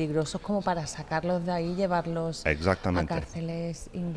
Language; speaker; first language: Spanish; native; Spanish